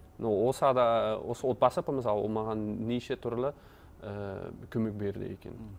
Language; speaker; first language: Kazakh; non-native, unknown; Dutch